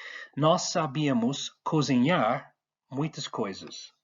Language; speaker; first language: Portuguese; non-native, fluent; English